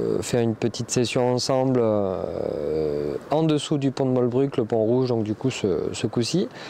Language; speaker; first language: French; native; French